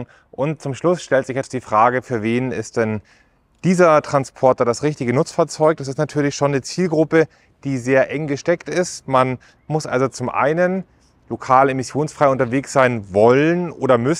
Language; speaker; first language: German; native; German